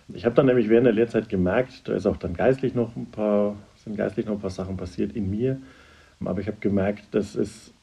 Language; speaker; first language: German; native; German